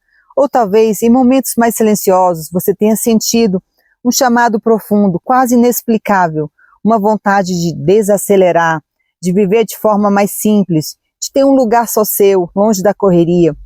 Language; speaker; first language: Portuguese; native; Portuguese